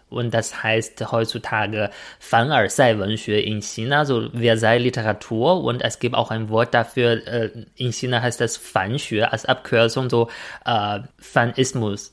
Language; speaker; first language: German; non-native, fluent; Chinese